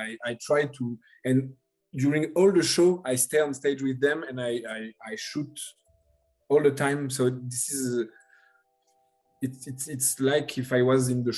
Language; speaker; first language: English; non-native, learner; French